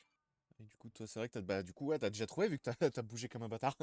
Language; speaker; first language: French; native; French